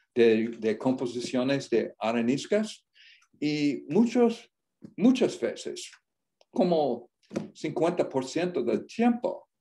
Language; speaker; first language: Spanish; non-native, learner; English